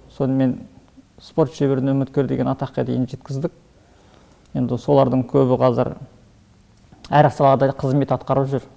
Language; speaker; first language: Kazakh; early bilingual, heritage; Kazakh